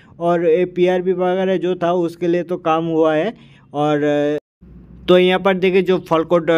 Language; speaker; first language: Hindi; native; Hindi